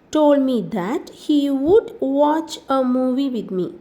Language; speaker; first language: English; non-native, local second language; Malayalam